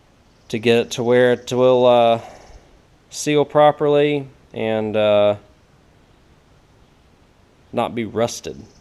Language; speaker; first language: English; native; English